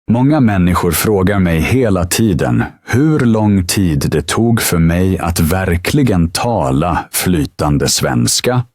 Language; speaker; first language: Swedish; non-native, fluent; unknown